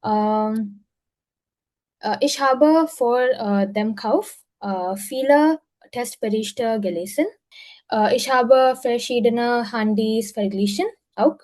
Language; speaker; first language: German; non-native, learner; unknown